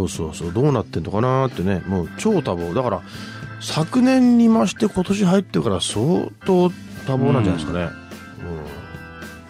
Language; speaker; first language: Japanese; native; Japanese